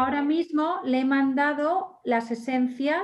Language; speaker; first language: Spanish; native; Spanish